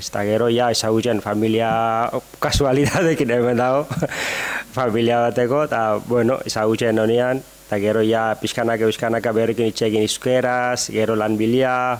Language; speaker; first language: Basque; non-native, learner; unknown